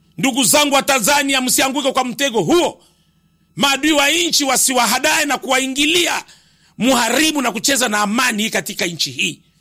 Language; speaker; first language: Swahili; native; Swahili